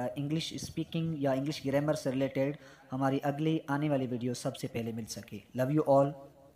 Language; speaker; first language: Urdu; non-native, local second language; Sindhi